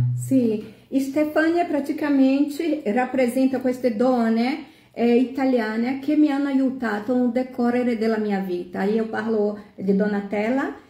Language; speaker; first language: Italian; non-native, fluent; Portuguese